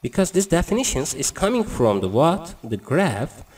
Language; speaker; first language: English; non-native, learner; Turkish